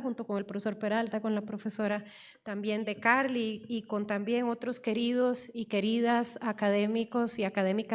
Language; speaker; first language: Spanish; native; Spanish